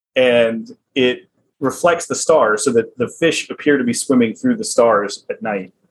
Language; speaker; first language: English; native; English